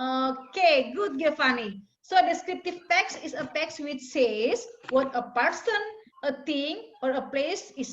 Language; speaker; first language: English; non-native, fluent; Indonesian